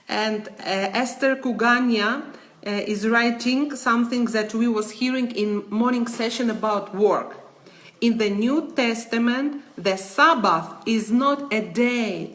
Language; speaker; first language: English; non-native, learner; Ukrainian